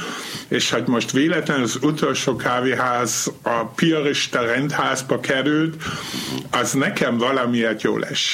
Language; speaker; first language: Hungarian; non-native, fluent; German